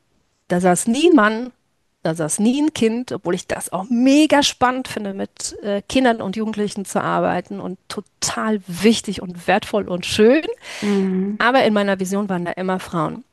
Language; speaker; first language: German; native; German